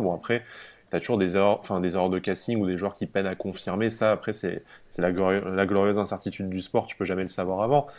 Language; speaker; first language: French; native; French